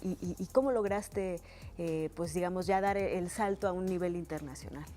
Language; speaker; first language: Spanish; native; Spanish